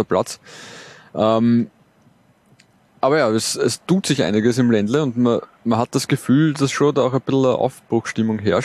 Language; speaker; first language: German; native; German